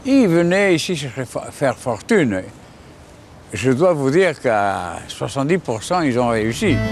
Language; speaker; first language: French; early bilingual, heritage; French